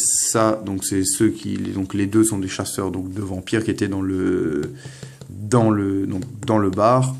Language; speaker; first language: French; native; French